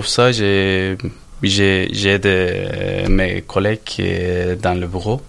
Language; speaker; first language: French; non-native, learner; Turkish